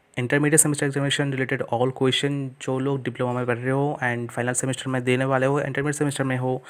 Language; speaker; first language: Hindi; non-native, local second language; Bangla